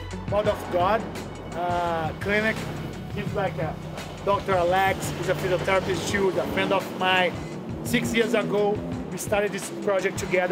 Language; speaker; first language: English; non-native, fluent; Portuguese